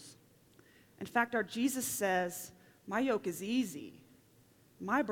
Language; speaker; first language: English; native; English